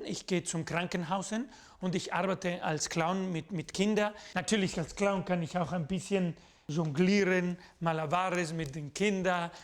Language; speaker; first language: German; non-native, fluent; Spanish